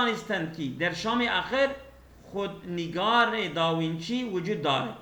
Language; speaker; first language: Persian; non-native, fluent; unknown